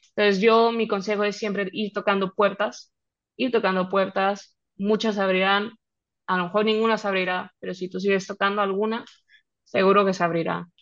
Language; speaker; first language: Spanish; native; Spanish